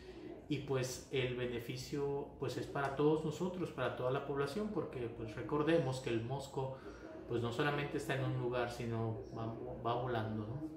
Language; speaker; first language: Spanish; native; Spanish